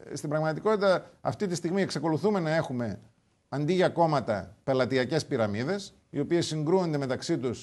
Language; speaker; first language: Greek; native; Greek